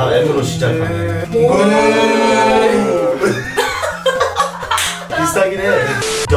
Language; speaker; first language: Korean; non-native, fluent; English